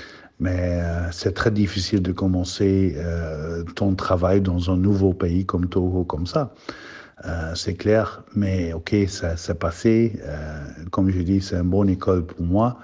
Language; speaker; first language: French; non-native, fluent; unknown